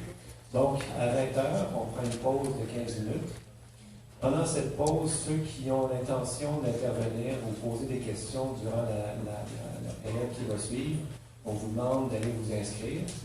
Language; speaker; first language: French; native; French